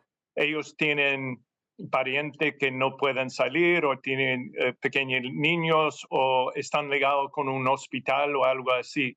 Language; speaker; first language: Spanish; non-native, fluent; English